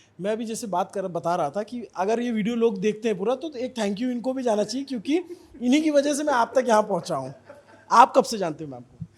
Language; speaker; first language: Hindi; native; Hindi